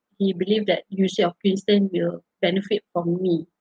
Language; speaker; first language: English; non-native, local second language; Malay